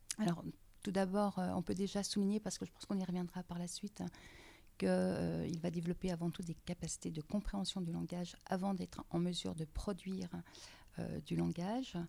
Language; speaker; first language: French; native; French